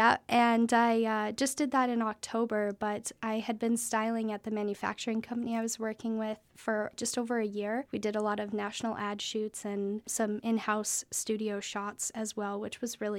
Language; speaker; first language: English; native; English